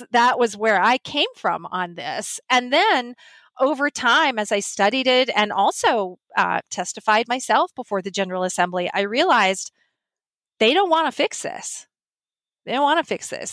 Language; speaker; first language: English; native; English